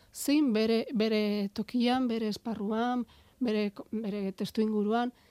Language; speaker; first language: Basque; native; Basque